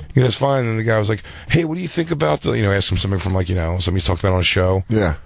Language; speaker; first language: English; native; English